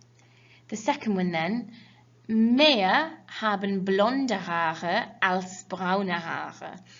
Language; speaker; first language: German; non-native, fluent; English